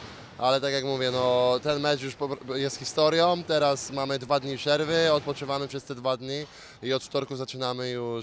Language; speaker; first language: Polish; native; Polish